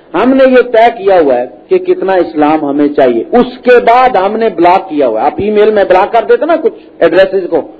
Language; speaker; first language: Urdu; non-native, local second language; Punjabi